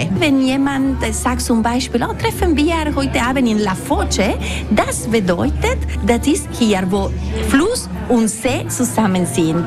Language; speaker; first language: German; non-native, fluent; Italian